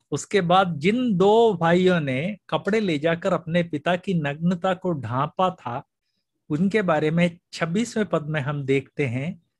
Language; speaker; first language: Hindi; non-native, local second language; Malayalam